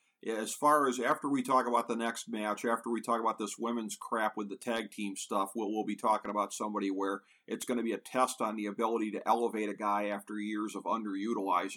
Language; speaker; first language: English; native; English